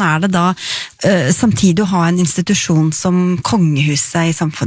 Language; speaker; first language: Norwegian; native; Norwegian